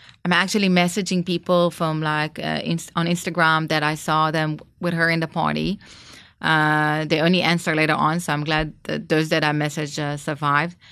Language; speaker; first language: English; non-native, fluent; Hebrew